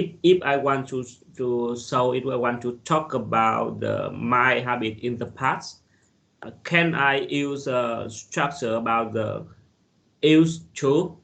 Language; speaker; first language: English; non-native, learner; Vietnamese